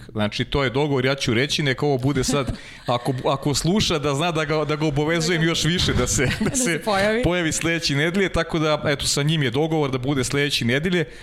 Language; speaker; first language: Serbian; native; Serbian